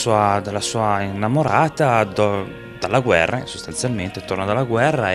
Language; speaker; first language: Italian; native; Italian